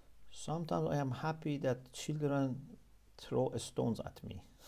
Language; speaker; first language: English; non-native, fluent; Persian